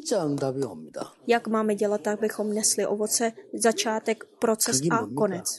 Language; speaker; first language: Czech; non-native, fluent; Korean